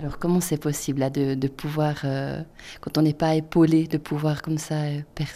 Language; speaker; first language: French; native; French